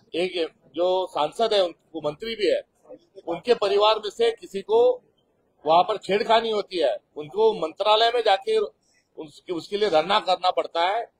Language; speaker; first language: Hindi; non-native, local second language; Marathi